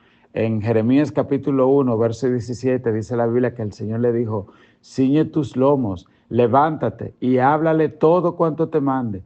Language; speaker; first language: Spanish; native; Spanish